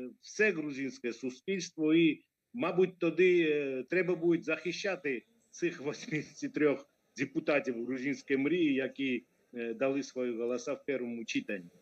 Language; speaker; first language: Ukrainian; non-native, fluent; Georgian